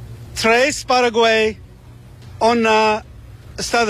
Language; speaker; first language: Spanish; non-native, learner; Arabic